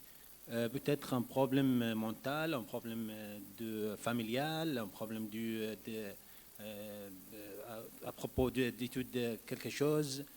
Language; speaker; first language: French; non-native, learner; Arabic